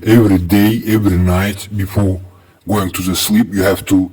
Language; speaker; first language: English; non-native, learner; Azerbaijani